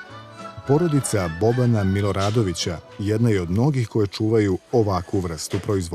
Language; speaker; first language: Bosnian; native; Bosnian